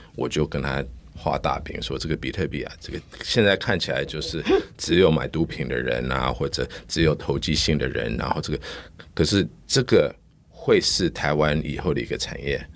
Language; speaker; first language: Chinese; non-native, fluent; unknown